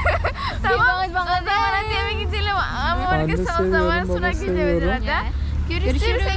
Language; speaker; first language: Turkish; non-native, learner; Indonesian